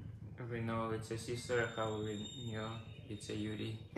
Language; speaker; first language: English; non-native, learner; Russian